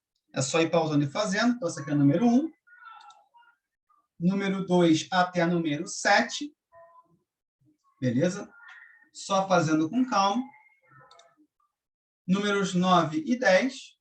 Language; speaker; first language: Portuguese; native; Portuguese